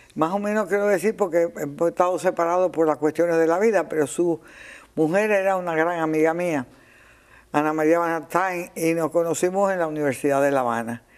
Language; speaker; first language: Spanish; native; Spanish